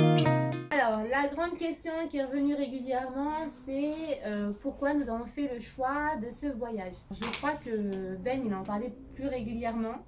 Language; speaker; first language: French; native; French